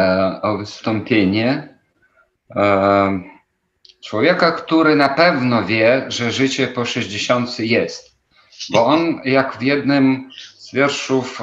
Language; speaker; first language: Polish; non-native, fluent; Ukrainian